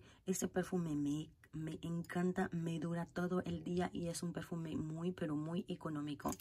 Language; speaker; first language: Spanish; non-native, fluent; Haitian Creole